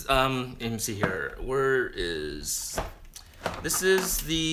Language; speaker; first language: English; native; English